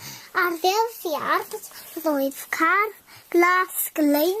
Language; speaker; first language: Welsh; non-native, local second language; English